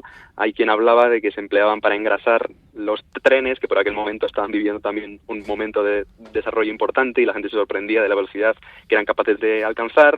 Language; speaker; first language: Spanish; native; Spanish